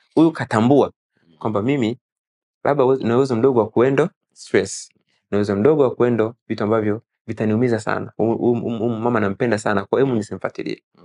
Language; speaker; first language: Swahili; native; Swahili